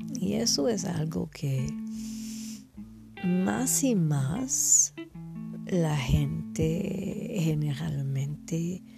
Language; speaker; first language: Spanish; non-native, fluent; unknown